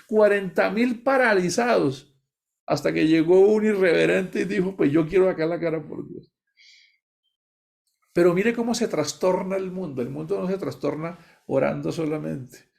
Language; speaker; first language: Spanish; native; Spanish